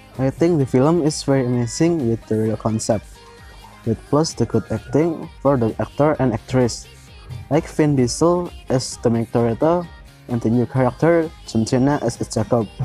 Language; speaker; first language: English; non-native, learner; Indonesian